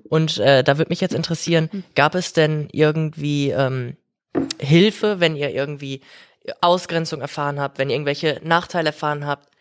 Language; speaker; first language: German; native; German